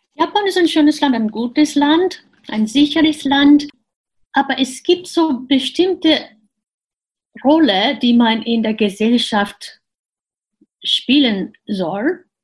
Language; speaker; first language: German; non-native, fluent; Japanese